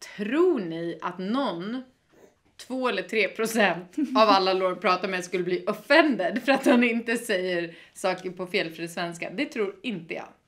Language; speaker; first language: Swedish; native; Swedish